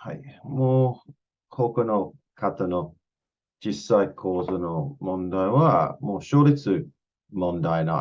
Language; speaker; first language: Japanese; non-native, fluent; English